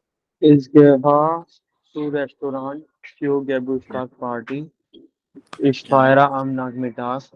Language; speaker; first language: German; non-native, learner; Hindi